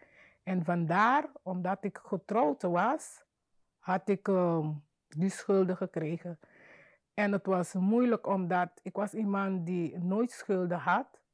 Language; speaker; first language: Dutch; non-native, fluent; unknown